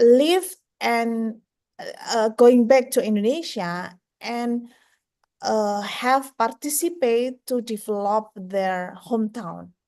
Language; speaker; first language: English; non-native, fluent; Indonesian